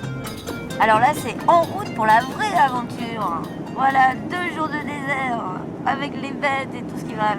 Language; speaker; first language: French; native; French